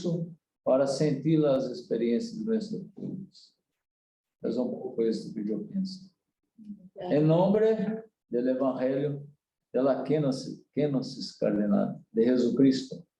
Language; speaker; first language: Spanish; non-native, learner; Portuguese